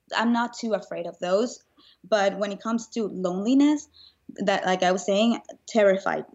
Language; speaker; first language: English; non-native, fluent; Spanish